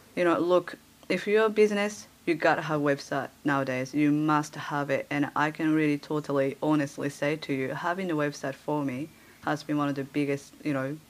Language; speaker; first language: English; early bilingual, other home language; Japanese